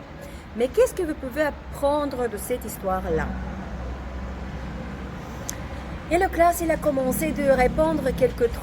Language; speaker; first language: French; non-native, learner; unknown